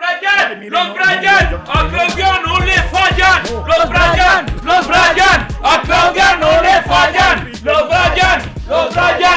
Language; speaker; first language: Spanish; native; Spanish